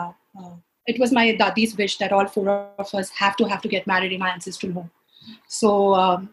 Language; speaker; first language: English; non-native, local second language; Punjabi